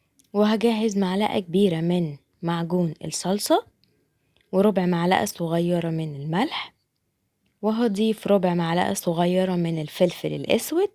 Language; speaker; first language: Arabic; native; Arabic